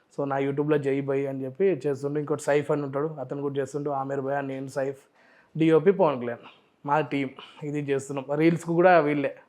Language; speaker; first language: Telugu; non-native, local second language; Urdu